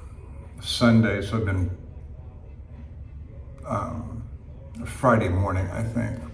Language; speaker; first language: English; native; English